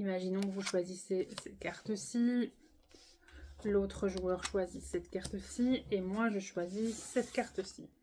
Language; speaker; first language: French; native; French